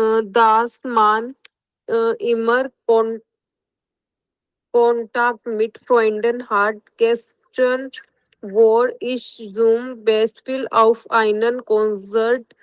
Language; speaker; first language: German; non-native, learner; Hindi